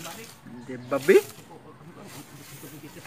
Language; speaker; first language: English; non-native, learner; Cebuano